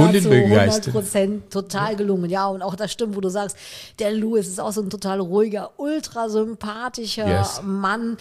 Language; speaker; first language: German; native; German